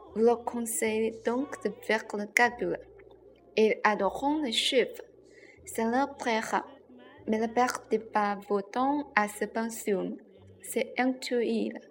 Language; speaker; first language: French; non-native, learner; Chinese